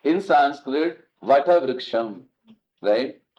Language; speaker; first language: English; non-native, local second language; Tamil